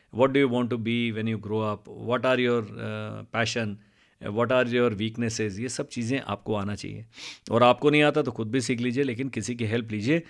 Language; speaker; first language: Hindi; non-native, local second language; Punjabi